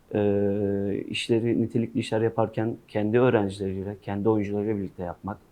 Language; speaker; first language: Turkish; non-native, local second language; Kurdish